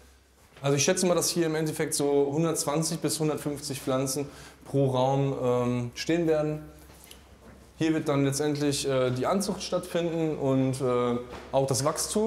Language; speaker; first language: German; native; German